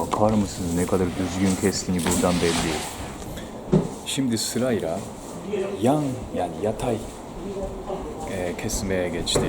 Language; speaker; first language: Turkish; non-native, fluent; Japanese